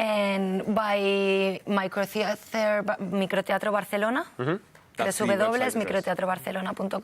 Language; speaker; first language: English; non-native, learner; Catalan